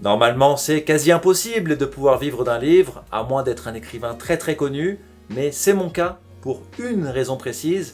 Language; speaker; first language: French; native; French